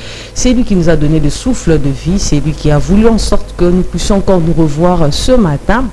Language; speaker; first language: French; non-native, local second language; Lingala